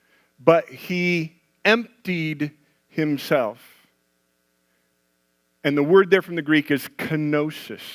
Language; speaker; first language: English; native; English